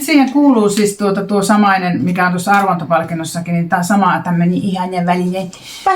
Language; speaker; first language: Finnish; native; Finnish